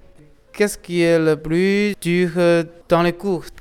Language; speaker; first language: French; non-native, learner; Chinese